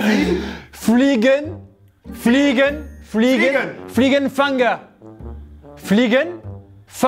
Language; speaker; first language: German; non-native, learner; French